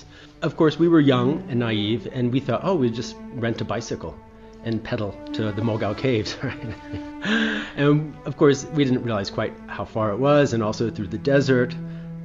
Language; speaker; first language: English; native; English